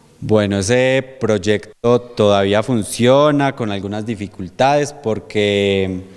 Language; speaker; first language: Spanish; native; Spanish